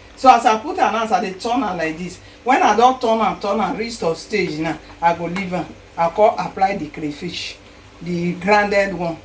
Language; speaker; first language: Nigerian Pidgin; non-native, local second language; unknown